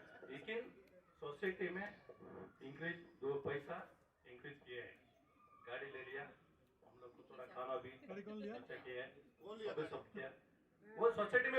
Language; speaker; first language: Hindi; non-native, local second language; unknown